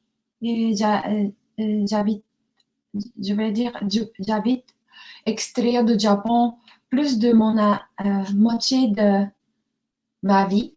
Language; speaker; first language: French; non-native, learner; Japanese